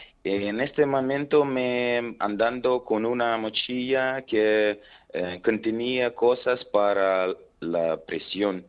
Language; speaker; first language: Spanish; non-native, learner; Belarusian